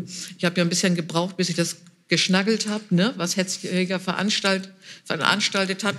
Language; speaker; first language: German; native; German